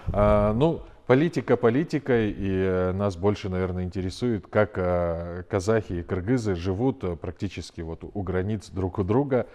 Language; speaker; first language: Russian; non-native, local second language; Kyrgyz